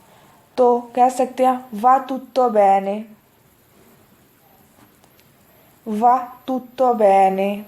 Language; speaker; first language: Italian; non-native, fluent; Urdu